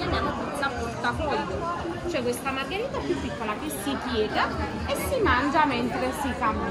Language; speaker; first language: Italian; native; Italian